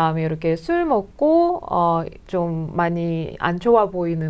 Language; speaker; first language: Korean; non-native, fluent; Russian